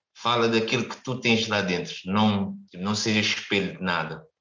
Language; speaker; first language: Portuguese; non-native, local second language; Kabuverdianu